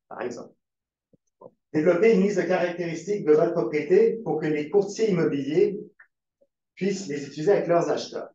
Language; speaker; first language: French; native; French